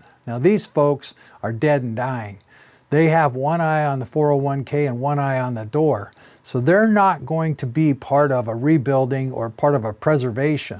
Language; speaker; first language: English; native; English